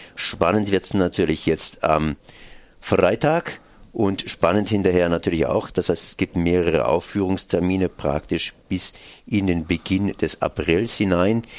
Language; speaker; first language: German; native; German